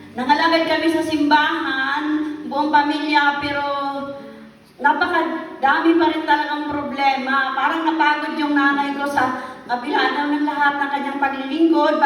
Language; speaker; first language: Filipino; non-native, local second language; Cebuano